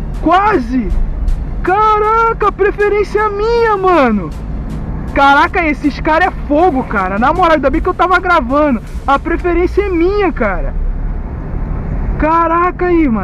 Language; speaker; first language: Portuguese; native; Portuguese